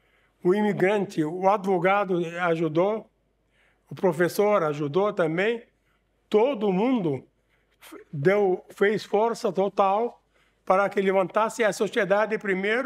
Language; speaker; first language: Portuguese; non-native, fluent; Arabic